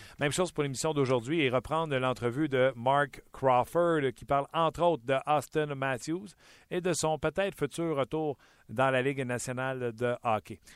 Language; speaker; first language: French; native; French